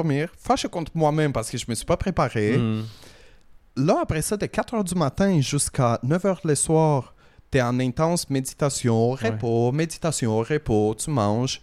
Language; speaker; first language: French; native; French